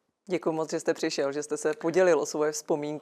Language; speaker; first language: Czech; native; Czech